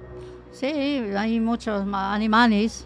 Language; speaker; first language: Spanish; non-native, learner; Arabic